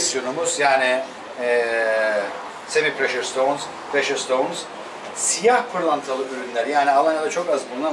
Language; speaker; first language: Turkish; native; Turkish